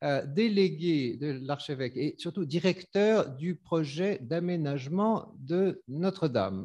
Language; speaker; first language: French; native; French